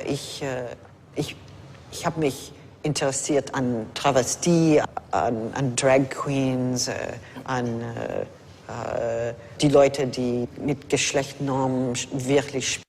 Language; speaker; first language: German; non-native, fluent; English